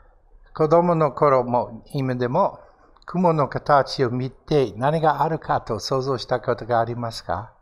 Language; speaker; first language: Japanese; non-native, fluent; English